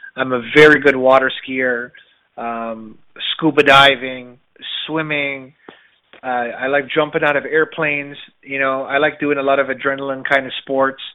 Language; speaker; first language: English; native; English